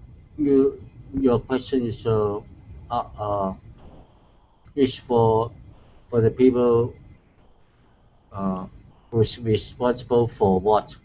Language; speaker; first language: English; non-native, learner; Chinese